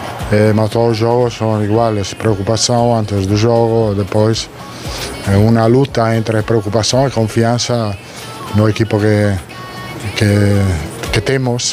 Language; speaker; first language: Portuguese; non-native, fluent; Italian